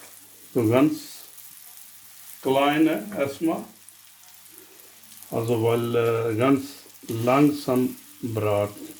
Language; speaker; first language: German; non-native, learner; Urdu